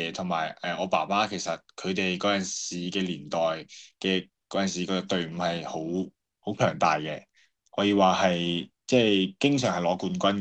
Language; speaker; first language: Cantonese; native; Cantonese